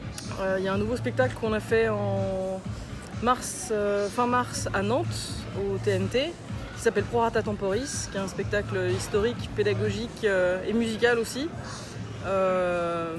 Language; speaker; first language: French; native; French